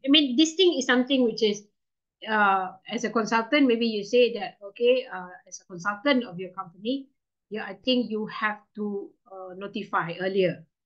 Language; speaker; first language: English; non-native, local second language; Malay